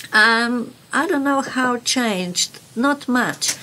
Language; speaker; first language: English; non-native, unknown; Slovenian